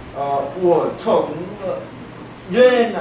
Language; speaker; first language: Chinese; non-native, learner; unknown